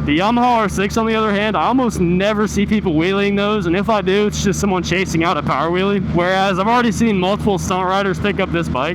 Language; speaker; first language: English; native; English